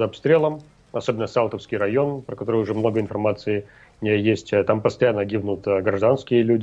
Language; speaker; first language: Russian; native; Russian